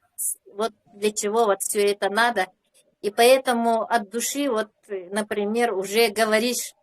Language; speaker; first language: Russian; native; Russian